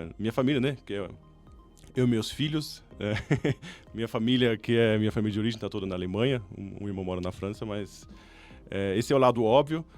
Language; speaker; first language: Portuguese; non-native, fluent; German